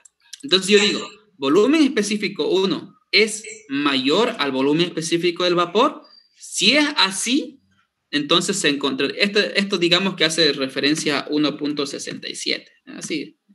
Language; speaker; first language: Spanish; native; Spanish